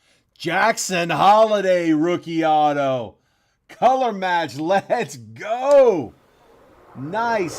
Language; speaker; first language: English; native; English